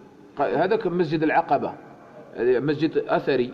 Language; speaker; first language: Arabic; native; Arabic